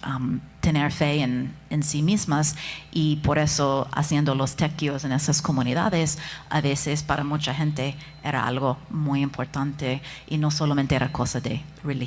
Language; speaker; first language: Spanish; non-native, fluent; English